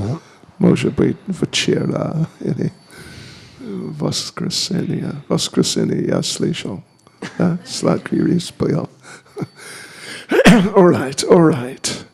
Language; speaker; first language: Russian; non-native, learner; English